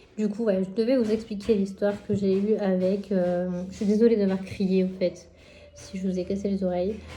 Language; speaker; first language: French; native; French